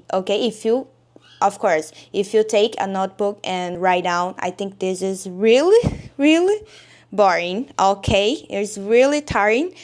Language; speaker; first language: English; non-native, learner; Portuguese